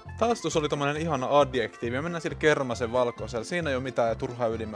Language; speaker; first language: Finnish; native; Finnish